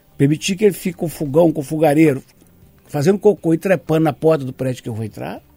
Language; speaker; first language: Portuguese; native; Portuguese